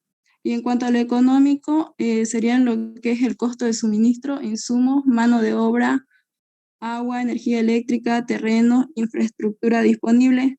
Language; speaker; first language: Spanish; native; Spanish